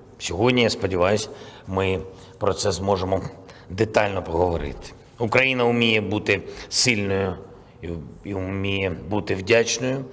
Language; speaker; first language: Ukrainian; non-native, local second language; Russian